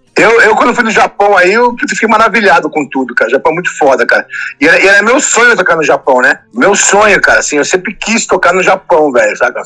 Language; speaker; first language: Portuguese; native; Portuguese